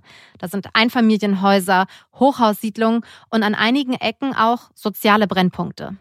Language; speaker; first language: German; native; German